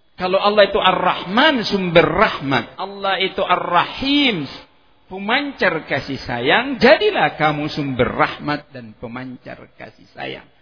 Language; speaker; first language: Indonesian; native; Indonesian